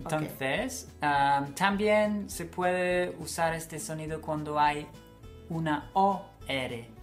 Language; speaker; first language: Spanish; non-native, fluent; English